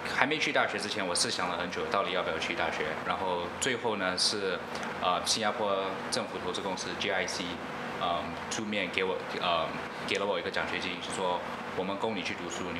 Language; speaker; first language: Chinese; non-native, local second language; English